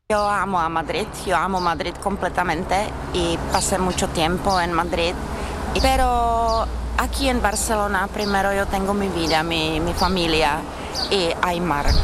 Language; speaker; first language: Spanish; non-native, fluent; Czech